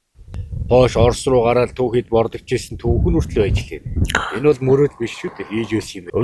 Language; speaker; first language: Mongolian; native; Mongolian